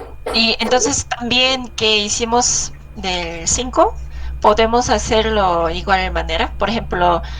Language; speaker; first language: Spanish; non-native, learner; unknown